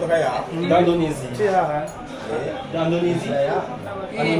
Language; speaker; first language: French; non-native, learner; Indonesian